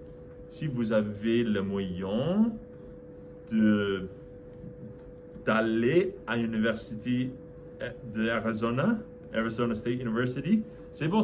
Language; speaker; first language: French; non-native, learner; English